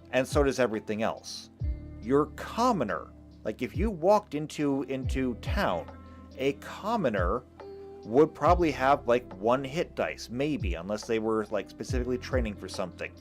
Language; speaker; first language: English; native; English